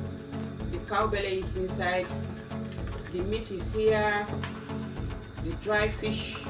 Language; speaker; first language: English; non-native, local second language; Mandingo